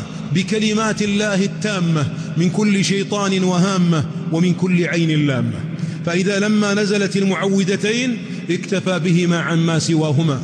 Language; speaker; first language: Arabic; native; Arabic